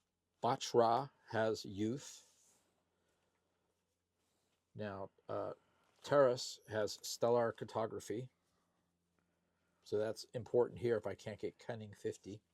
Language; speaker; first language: English; native; English